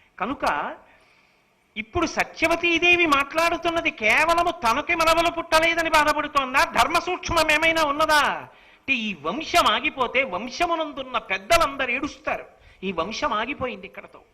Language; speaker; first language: Telugu; native; Telugu